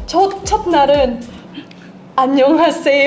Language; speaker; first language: Korean; non-native, learner; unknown